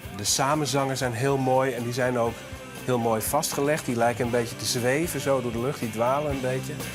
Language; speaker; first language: Dutch; native; Dutch